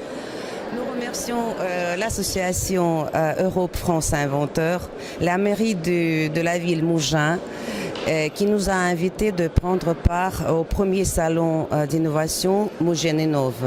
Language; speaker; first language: French; non-native, fluent; Russian